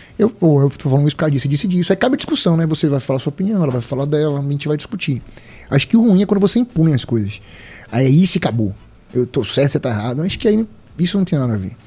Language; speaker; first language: Portuguese; native; Portuguese